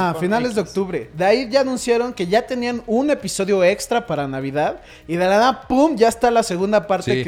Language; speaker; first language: Spanish; native; Spanish